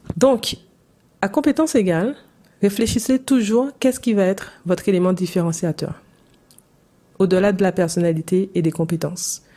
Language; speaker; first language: French; native; French